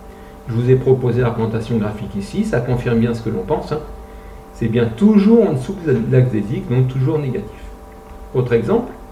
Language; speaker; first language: French; native; French